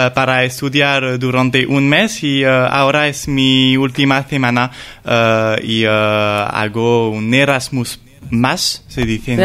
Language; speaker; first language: Spanish; non-native, learner; French